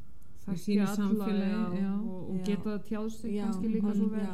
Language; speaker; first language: Icelandic; non-native, fluent; Polish